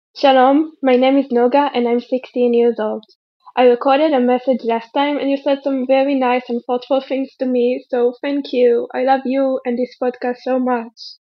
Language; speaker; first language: English; non-native, fluent; German